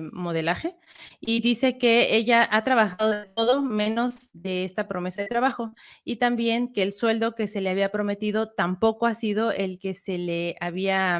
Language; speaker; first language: Spanish; native; Spanish